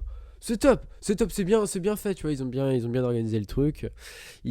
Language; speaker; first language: French; native; French